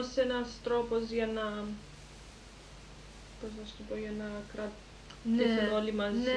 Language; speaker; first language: Greek; early bilingual, heritage; Greek